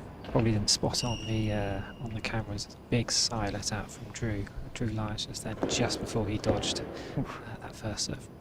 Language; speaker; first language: English; native; English